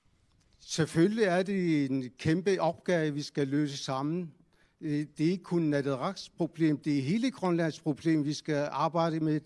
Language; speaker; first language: Danish; non-native, local second language; Kalaallisut